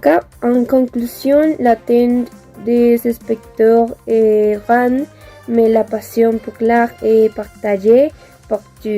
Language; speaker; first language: French; non-native, learner; Spanish